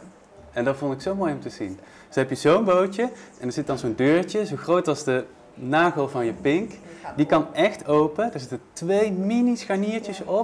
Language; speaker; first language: Dutch; native; Dutch